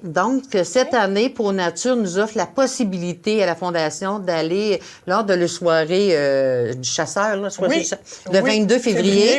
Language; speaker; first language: French; native; French